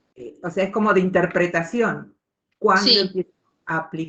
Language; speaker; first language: Spanish; native; Spanish